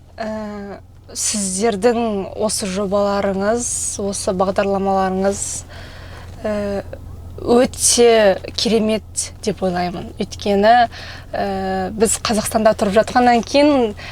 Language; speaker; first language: Kazakh; non-native, local second language; Russian